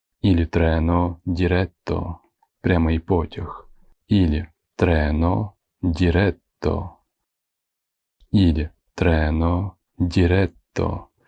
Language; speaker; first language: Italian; non-native, fluent; Ukrainian